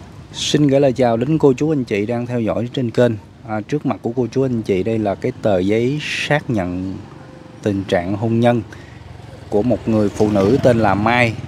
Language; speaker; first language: Vietnamese; native; Vietnamese